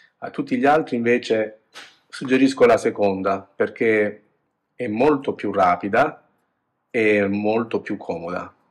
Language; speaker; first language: Italian; native; Italian